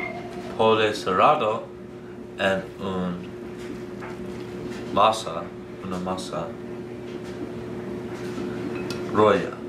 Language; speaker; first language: Spanish; non-native, learner; English